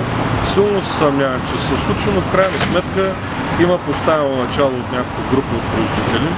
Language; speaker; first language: Bulgarian; native; Bulgarian